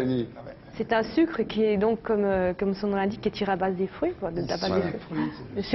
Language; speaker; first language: French; native; French